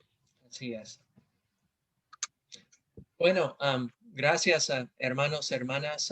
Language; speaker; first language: Spanish; non-native, fluent; English